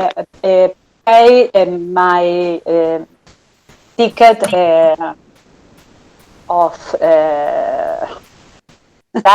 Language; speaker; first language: English; non-native, learner; Spanish